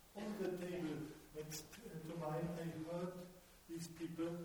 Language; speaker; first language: English; non-native, fluent; German